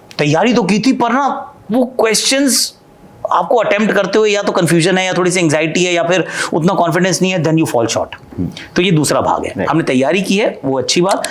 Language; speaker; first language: Hindi; native; Hindi